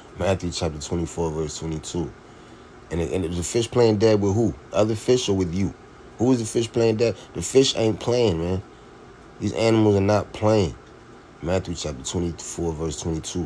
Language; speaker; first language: English; native; English